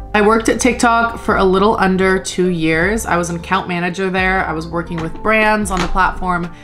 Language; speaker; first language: English; native; English